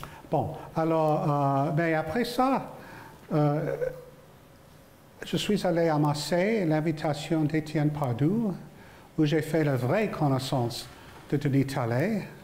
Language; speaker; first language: French; non-native, fluent; English